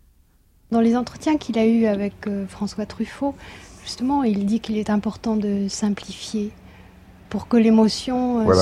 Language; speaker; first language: French; native; French